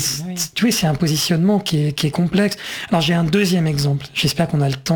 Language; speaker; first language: French; native; French